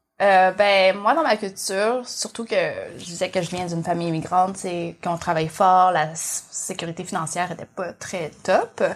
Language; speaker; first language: French; early bilingual, other home language; Vietnamese